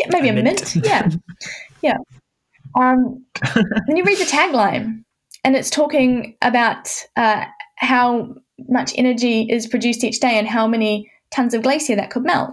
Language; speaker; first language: English; native; English